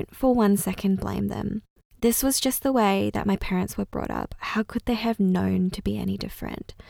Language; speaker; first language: English; early bilingual, other home language; Cantonese